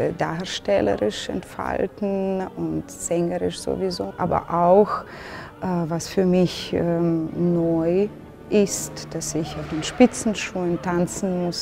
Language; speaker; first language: German; non-native, fluent; Russian